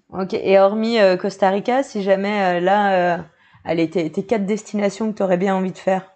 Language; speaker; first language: French; native; French